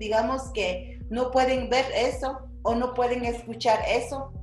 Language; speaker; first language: Spanish; non-native, local second language; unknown